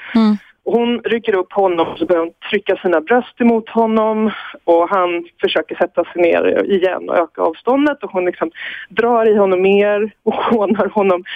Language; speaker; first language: Swedish; native; Swedish